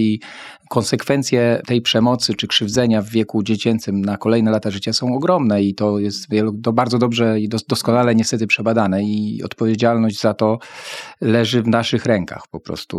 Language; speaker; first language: Polish; native; Polish